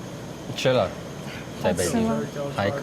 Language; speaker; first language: Chinese; non-native, learner; Arabic